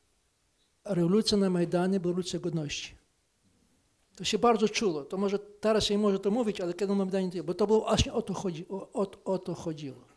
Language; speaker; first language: Polish; non-native, fluent; Ukrainian